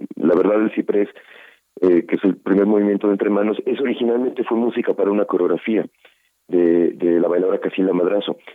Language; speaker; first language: Spanish; native; Spanish